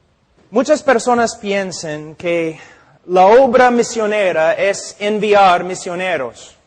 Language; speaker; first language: Spanish; non-native, fluent; English